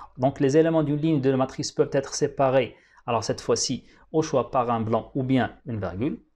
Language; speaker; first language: French; non-native, local second language; Arabic